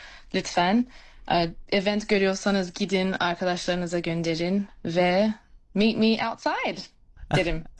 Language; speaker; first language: Turkish; early bilingual, heritage; English